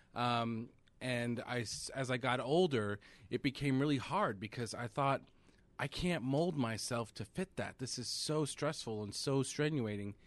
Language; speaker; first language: English; native; English